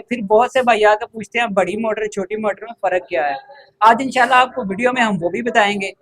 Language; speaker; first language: Urdu; non-native, local second language; Punjabi